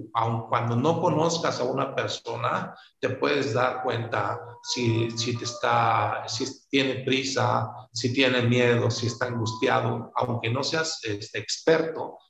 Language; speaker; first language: Spanish; native; Spanish